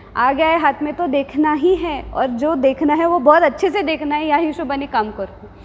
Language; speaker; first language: Hindi; non-native, local second language; Marathi